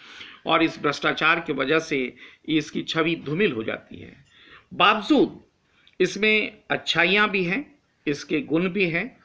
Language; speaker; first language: Hindi; native; Hindi